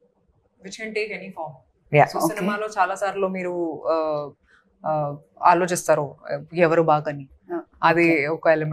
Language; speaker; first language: Telugu; non-native, fluent; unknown